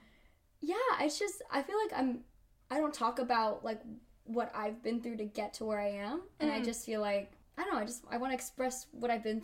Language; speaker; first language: English; early bilingual, other home language; Spanish